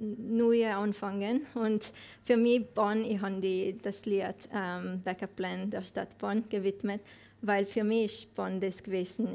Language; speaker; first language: German; non-native, local second language; Italian